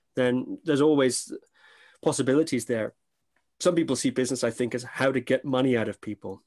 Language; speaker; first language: English; native; English